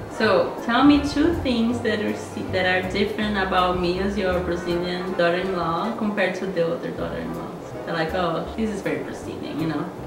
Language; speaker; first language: English; non-native, fluent; Portuguese